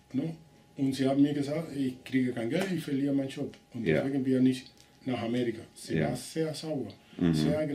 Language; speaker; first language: German; non-native, learner; Spanish